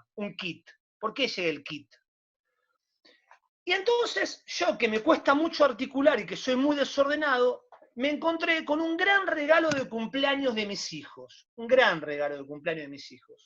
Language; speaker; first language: Spanish; native; Spanish